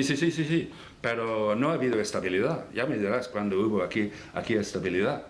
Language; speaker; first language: Spanish; non-native, fluent; English